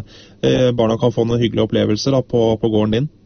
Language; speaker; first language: Norwegian; native; Norwegian